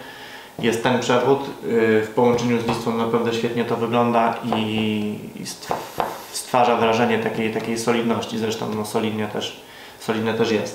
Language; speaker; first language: Polish; native; Polish